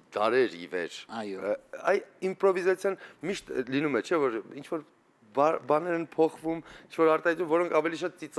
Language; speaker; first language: Armenian; native; Armenian